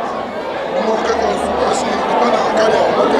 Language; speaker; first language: Japanese; non-native, fluent; Igbo